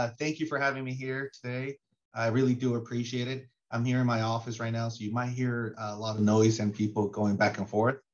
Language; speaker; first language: English; early bilingual, other home language; Spanish